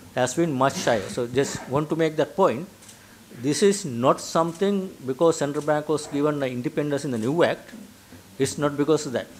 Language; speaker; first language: English; non-native, local second language; Sinhala